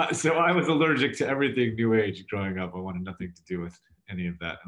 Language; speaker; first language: English; native; English